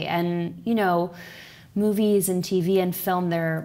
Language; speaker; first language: English; native; English